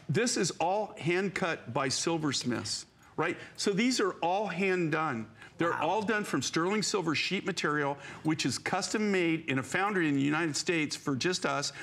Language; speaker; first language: English; native; English